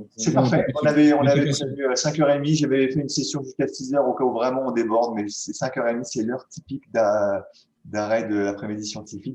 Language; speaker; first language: French; native; French